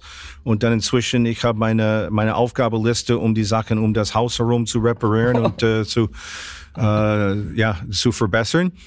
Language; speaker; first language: German; non-native, fluent; English